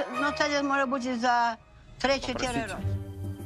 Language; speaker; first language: Russian; non-native, local second language; Ukrainian